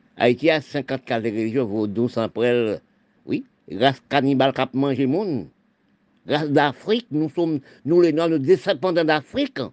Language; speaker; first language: French; non-native, local second language; Haitian Creole